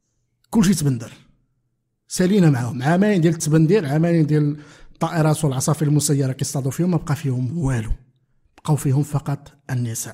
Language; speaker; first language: Arabic; native; Arabic